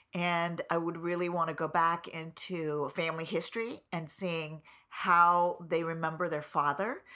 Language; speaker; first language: English; native; English